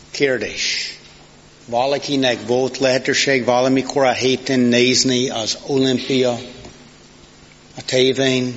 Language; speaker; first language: Hungarian; non-native, fluent; English